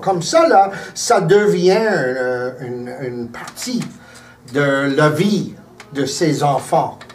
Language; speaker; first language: French; early bilingual, heritage; English